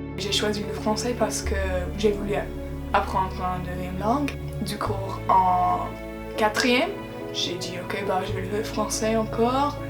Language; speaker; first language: French; non-native, fluent; English